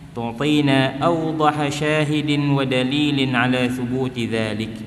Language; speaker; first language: Arabic; non-native, fluent; Malay